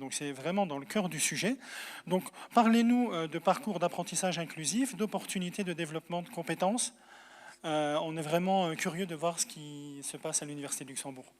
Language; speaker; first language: French; native; French